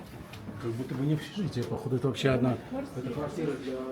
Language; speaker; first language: Russian; native; Russian